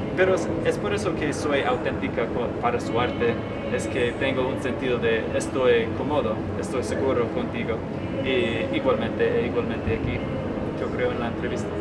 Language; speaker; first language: Spanish; non-native, learner; English